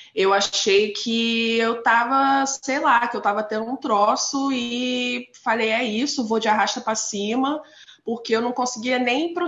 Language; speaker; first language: Portuguese; native; Portuguese